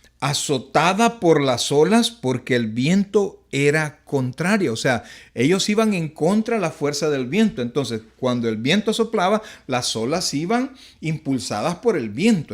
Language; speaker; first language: Spanish; native; Spanish